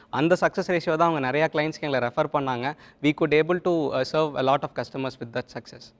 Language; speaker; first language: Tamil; native; Tamil